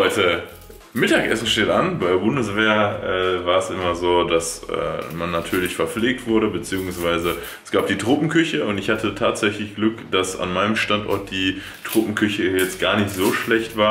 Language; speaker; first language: German; native; German